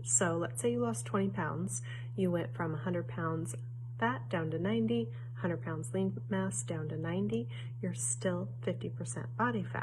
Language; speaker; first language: English; native; English